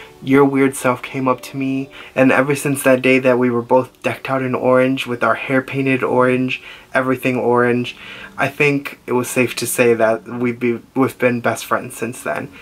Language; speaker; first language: English; early bilingual, other home language; Spanish